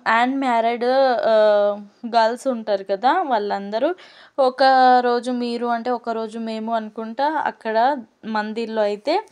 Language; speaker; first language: Telugu; non-native, local second language; Lambadi